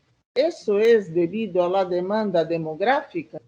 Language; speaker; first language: Spanish; non-native, learner; Portuguese